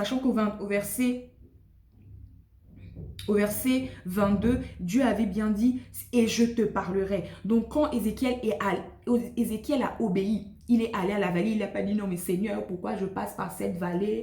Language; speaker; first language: French; native; French